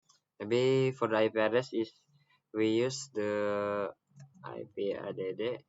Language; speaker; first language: English; non-native, learner; Indonesian